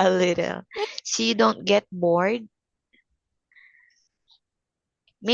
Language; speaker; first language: English; non-native, fluent; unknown